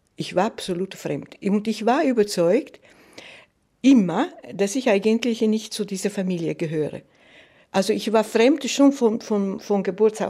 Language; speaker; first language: German; non-native, fluent; Italian